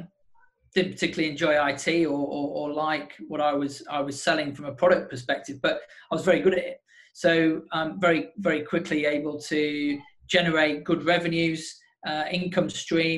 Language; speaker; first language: English; native; English